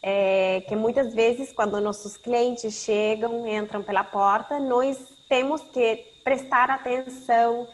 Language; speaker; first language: Portuguese; non-native, fluent; Spanish